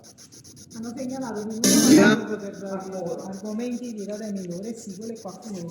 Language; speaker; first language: Italian; native; Italian